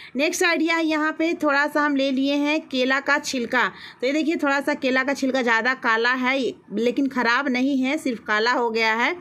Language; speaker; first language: Hindi; native; Hindi